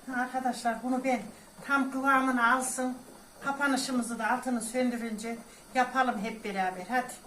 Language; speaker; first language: Turkish; native; Turkish